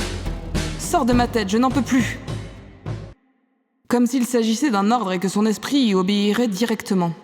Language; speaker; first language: French; native; French